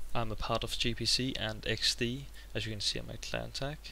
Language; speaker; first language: English; non-native, fluent; Danish